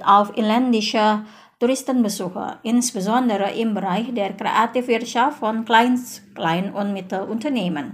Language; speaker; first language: German; non-native, fluent; Indonesian